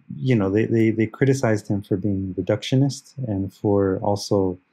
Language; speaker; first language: English; early bilingual, other home language; Spanish